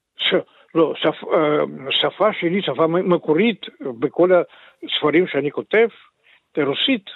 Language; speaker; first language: Hebrew; non-native, fluent; Russian